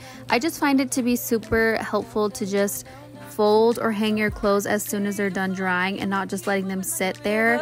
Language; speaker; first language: English; native; English